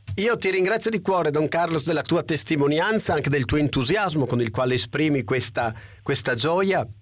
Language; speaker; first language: Italian; native; Italian